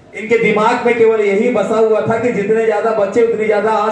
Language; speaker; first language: Hindi; native; Hindi